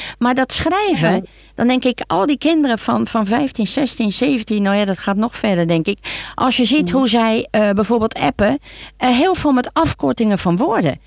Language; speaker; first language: Dutch; native; Dutch